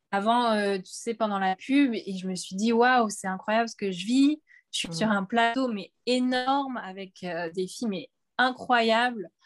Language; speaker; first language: French; native; French